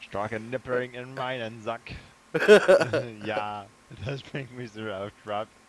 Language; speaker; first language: German; native; German